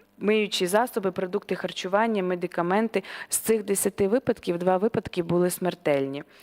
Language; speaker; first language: Ukrainian; native; Ukrainian